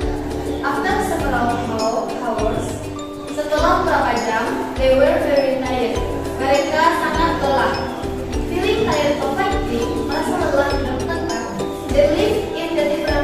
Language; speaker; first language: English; non-native, fluent; Indonesian